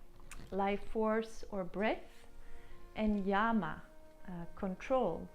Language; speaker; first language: English; non-native, fluent; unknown